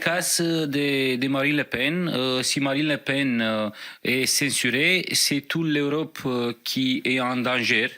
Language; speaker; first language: French; non-native, fluent; Romanian